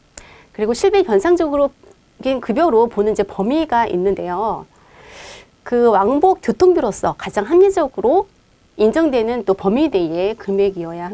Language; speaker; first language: Korean; native; Korean